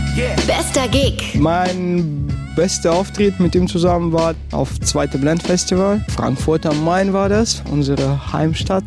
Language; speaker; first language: German; early bilingual, other home language; Russian